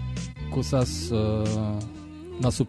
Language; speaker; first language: Spanish; non-native, fluent; French